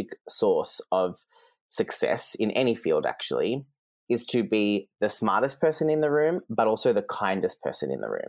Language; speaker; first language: English; non-native, local second language; Serbian